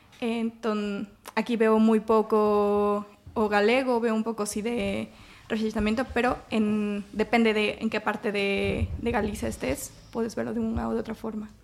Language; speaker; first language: Galician; non-native, local second language; Spanish